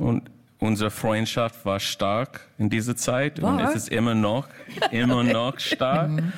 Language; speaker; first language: German; non-native, learner; English